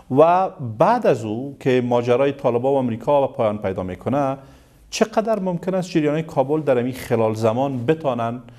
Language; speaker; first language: Persian; native; Persian